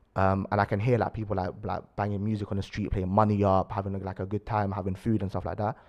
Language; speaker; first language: English; native; English